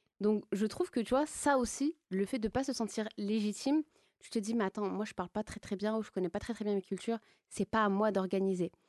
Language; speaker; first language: French; early bilingual, other home language; Arabic